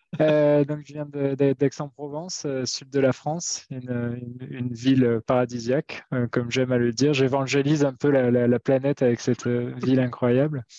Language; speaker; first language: French; native; French